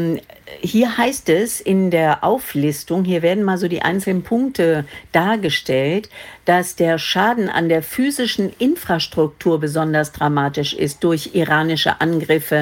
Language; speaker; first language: German; native; German